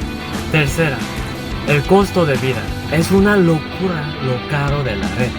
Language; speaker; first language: Spanish; non-native, learner; Korean